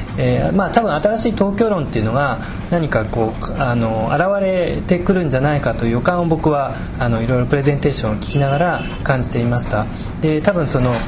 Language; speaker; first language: Japanese; native; Japanese